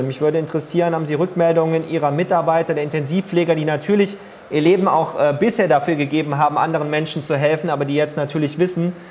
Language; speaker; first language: German; native; German